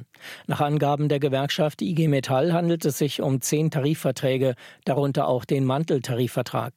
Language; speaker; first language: German; native; German